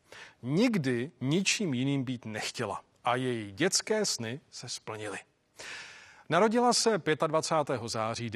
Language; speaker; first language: Czech; native; Czech